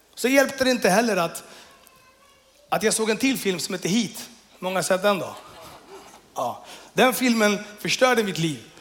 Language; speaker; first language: Swedish; early bilingual, other home language; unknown